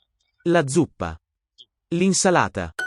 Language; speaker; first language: Italian; non-native, learner; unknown